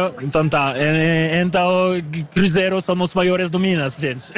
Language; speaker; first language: Portuguese; non-native, learner; French